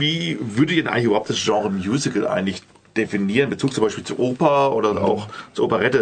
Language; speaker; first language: German; native; German